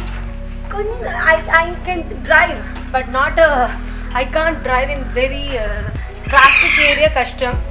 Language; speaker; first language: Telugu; non-native, learner; Malayalam